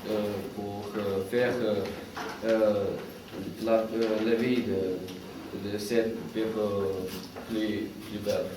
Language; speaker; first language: French; non-native, learner; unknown